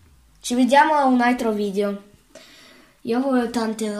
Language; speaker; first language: Italian; early bilingual, other home language; Russian